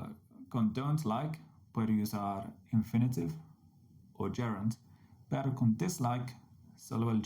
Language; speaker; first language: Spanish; non-native, fluent; English